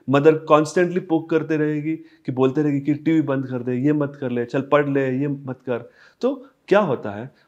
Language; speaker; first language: Hindi; native; Hindi